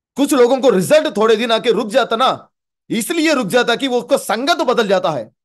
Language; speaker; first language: Hindi; non-native, local second language; Telugu